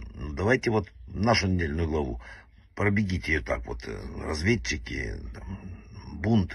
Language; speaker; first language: Russian; native; Russian